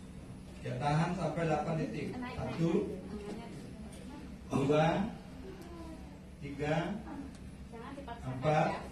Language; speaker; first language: Indonesian; non-native, fluent; Bangla